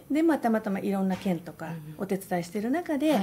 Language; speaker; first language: Japanese; native; Japanese